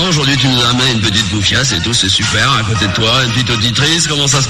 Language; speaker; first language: French; native; French